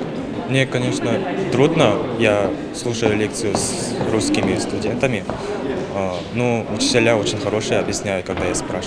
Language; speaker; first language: Russian; non-native, learner; Korean